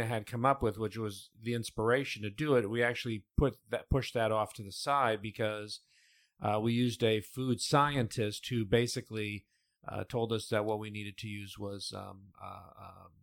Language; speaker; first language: English; native; English